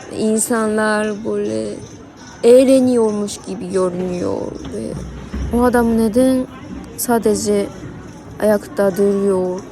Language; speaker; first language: Turkish; non-native, learner; Japanese